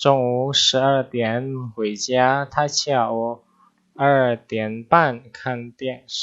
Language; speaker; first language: Chinese; non-native, fluent; Indonesian